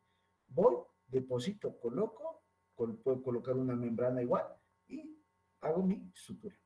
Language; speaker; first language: Spanish; native; Spanish